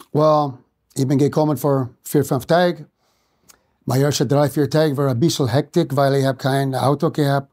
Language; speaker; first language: German; non-native, fluent; English